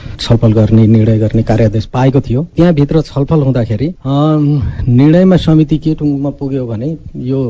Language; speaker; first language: Nepali; non-native, local second language; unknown